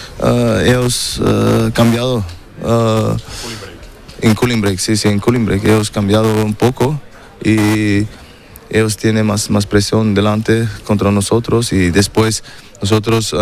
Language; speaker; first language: Spanish; non-native, learner; German